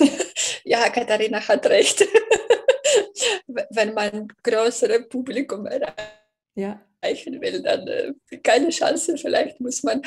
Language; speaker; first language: German; non-native, fluent; Belarusian